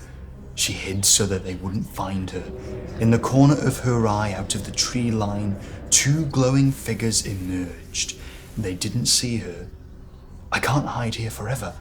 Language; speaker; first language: English; native; English